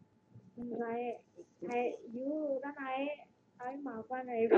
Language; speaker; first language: Cantonese; non-native, learner; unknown